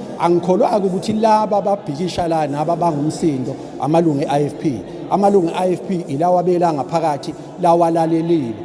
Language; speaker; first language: Zulu; native; Zulu